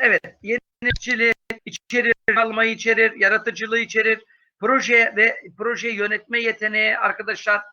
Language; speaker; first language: Turkish; native; Turkish